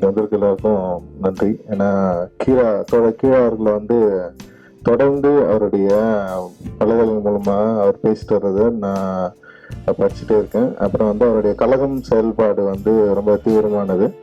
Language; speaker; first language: Tamil; native; Tamil